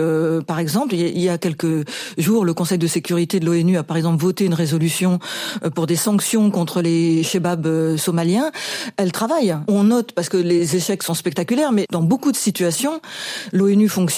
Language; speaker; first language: French; native; French